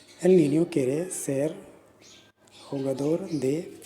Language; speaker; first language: Spanish; non-native, learner; Urdu